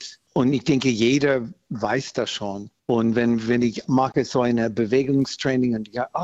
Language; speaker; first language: German; non-native, fluent; English